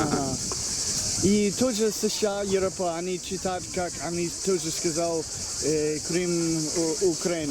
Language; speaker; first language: Russian; non-native, learner; English